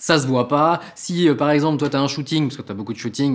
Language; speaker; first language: French; native; French